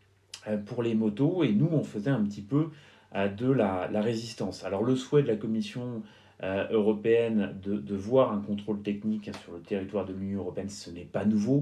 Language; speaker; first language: French; native; French